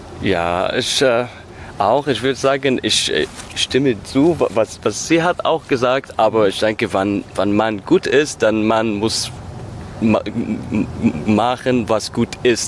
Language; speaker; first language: German; non-native, learner; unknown